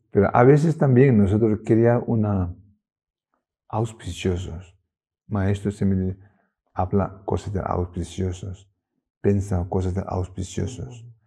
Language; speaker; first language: Spanish; non-native, learner; Tibetan